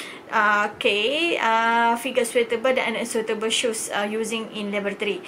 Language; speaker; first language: English; non-native, local second language; Malay